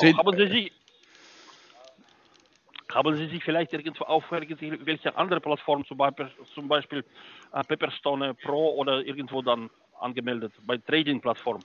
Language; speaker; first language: German; non-native, fluent; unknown